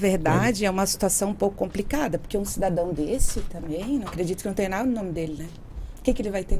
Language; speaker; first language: Portuguese; native; Portuguese